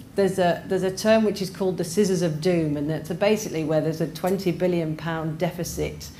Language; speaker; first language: English; native; English